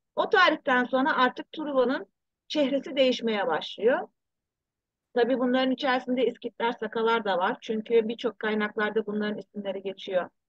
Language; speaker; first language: Turkish; early bilingual, heritage; Turkish